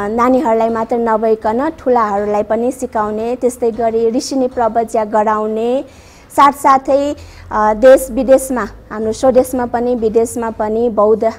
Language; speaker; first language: Nepali; non-native, local second language; Newari